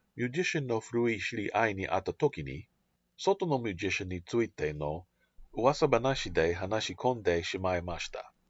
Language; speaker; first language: Japanese; non-native, learner; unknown